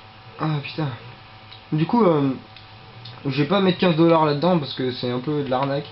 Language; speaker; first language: French; native; French